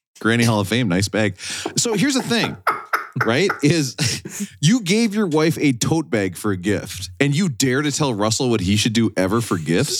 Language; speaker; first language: English; native; English